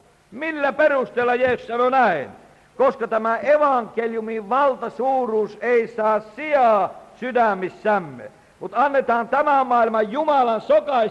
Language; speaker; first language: Finnish; native; Finnish